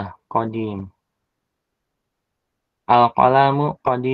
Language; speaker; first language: Arabic; non-native, learner; Indonesian